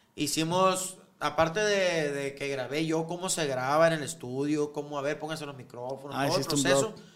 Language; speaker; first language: Spanish; native; Spanish